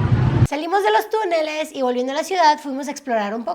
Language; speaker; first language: Spanish; native; Spanish